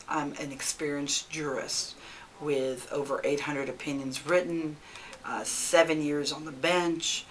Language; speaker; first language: English; early bilingual, other home language; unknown